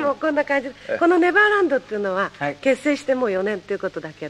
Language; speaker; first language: Japanese; native; Japanese